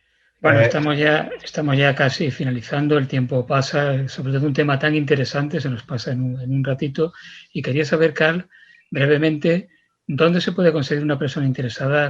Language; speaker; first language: Spanish; native; Spanish